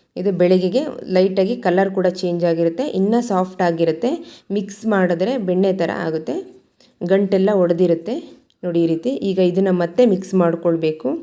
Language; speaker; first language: Kannada; native; Kannada